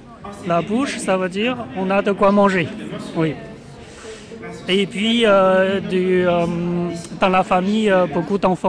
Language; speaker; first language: French; non-native, fluent; Chinese